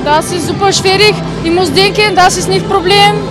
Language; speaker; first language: German; non-native, learner; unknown